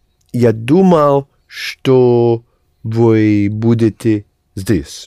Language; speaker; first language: Russian; non-native, learner; English